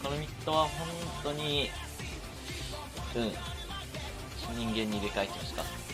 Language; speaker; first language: Japanese; native; Japanese